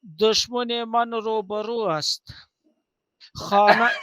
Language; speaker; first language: Persian; non-native, learner; Urdu